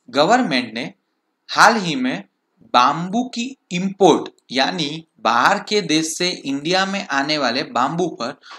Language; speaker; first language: Hindi; non-native, local second language; Gujarati